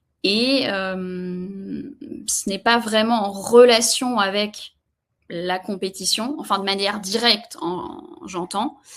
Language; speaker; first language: French; native; French